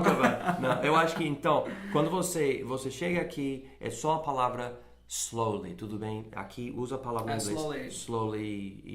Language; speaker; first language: Portuguese; non-native, fluent; English